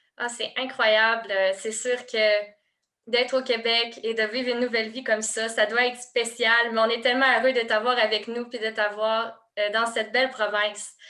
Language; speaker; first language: French; native; French